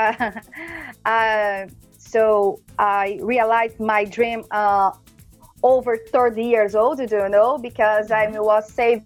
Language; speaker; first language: English; non-native, learner; Portuguese